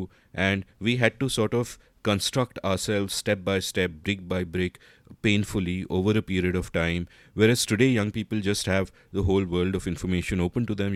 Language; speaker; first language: English; non-native, local second language; Hindi